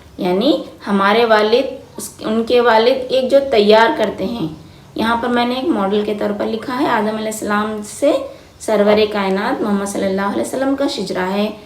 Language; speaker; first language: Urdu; native; Urdu